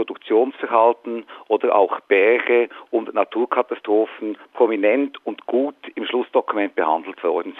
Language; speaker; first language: German; native; German